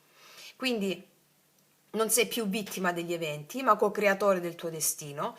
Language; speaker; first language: Italian; native; Italian